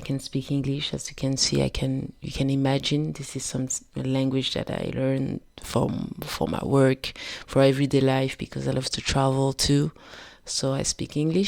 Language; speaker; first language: English; non-native, fluent; French